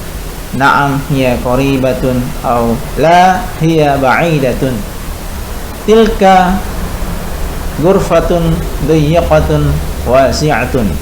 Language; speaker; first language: Arabic; non-native, fluent; Indonesian